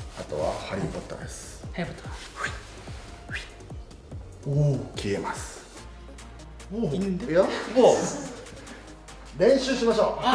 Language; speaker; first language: Japanese; non-native, learner; Korean